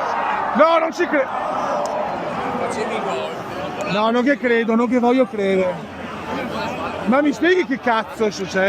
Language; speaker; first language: Italian; native; Italian